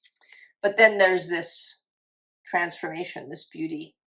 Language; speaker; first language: English; native; English